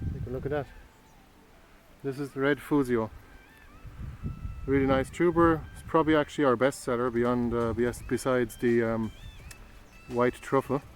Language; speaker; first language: English; native; English